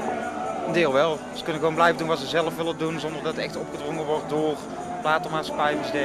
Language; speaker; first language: Dutch; native; Dutch